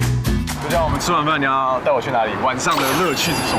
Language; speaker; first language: Chinese; native; Chinese